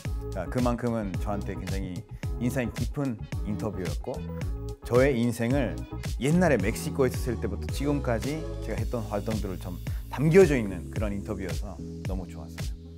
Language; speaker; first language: Korean; non-native, fluent; Spanish